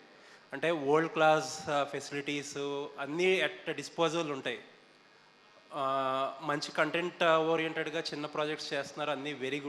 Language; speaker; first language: Telugu; native; Telugu